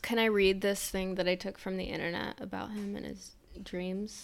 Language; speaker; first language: English; native; English